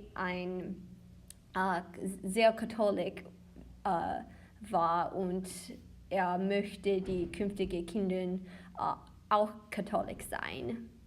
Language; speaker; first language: German; non-native, learner; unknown